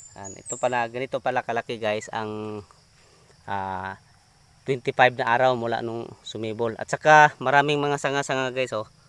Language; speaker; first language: Filipino; non-native, local second language; Cebuano